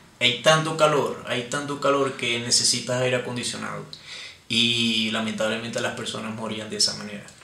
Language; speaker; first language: Spanish; native; Spanish